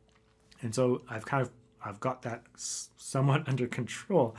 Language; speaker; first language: English; native; English